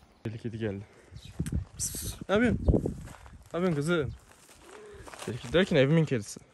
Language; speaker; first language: Turkish; native; Turkish